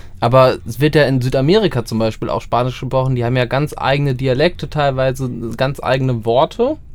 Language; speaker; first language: German; native; German